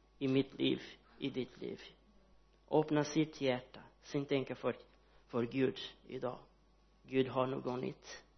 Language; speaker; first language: Swedish; non-native, learner; Portuguese